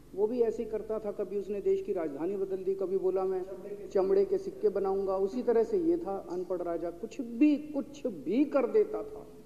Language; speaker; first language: Hindi; native; Hindi